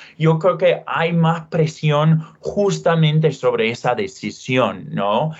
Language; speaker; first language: Spanish; non-native, fluent; English